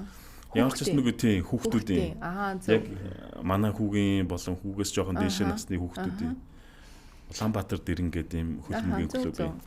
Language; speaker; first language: Mongolian; native; Mongolian